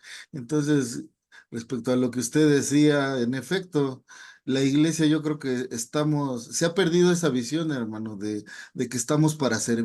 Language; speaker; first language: Spanish; native; Spanish